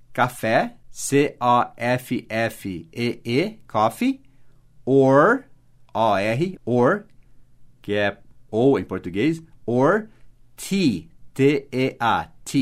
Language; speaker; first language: Portuguese; non-native, fluent; English